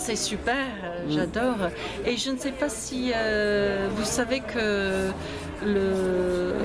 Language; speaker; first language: French; non-native, fluent; English